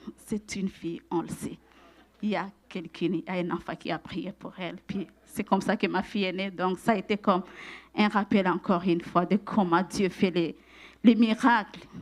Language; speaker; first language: French; non-native, local second language; Rundi